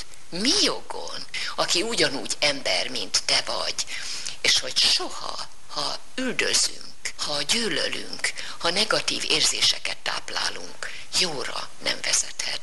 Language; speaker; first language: Hungarian; native; Hungarian